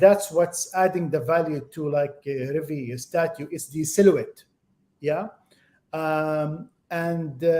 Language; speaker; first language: English; non-native, fluent; Arabic